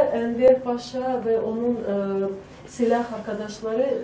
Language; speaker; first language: Turkish; non-native, fluent; Tajik